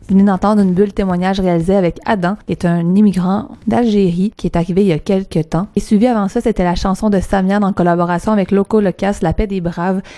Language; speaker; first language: French; native; French